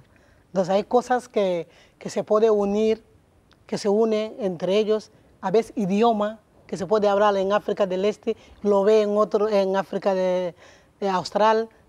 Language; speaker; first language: Spanish; non-native, learner; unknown